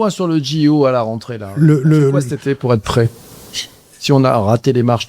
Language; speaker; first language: French; native; French